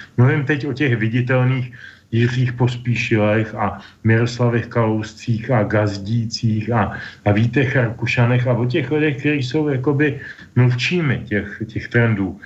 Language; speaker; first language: Czech; native; Czech